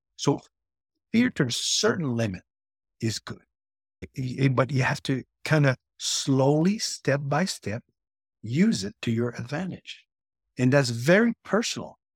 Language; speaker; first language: English; native; English